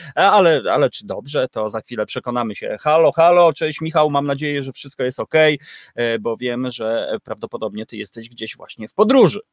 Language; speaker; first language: Polish; native; Polish